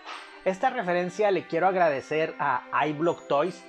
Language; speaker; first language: Spanish; native; Spanish